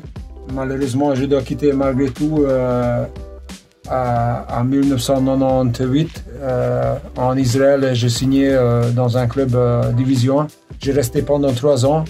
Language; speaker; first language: French; non-native, local second language; Hungarian